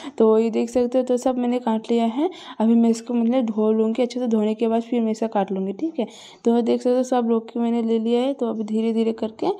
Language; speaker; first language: Hindi; non-native, local second language; Bangla